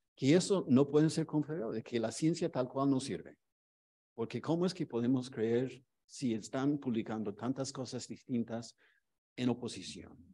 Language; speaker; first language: Spanish; non-native, fluent; English